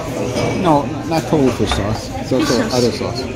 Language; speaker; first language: English; native; English